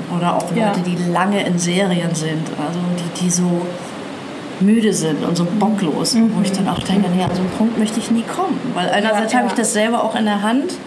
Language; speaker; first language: German; native; German